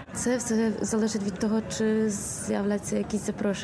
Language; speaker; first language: Ukrainian; early bilingual, heritage; Ukrainian